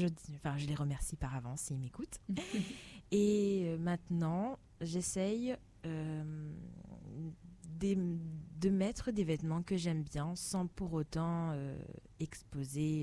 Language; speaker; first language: French; native; French